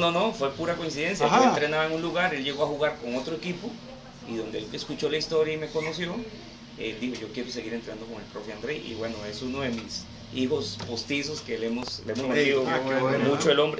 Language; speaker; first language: Spanish; native; Spanish